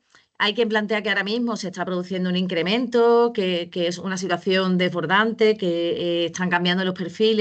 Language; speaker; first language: Spanish; native; Spanish